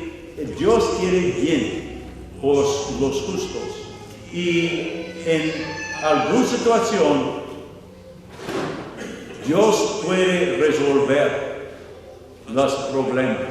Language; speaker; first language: Spanish; non-native, fluent; English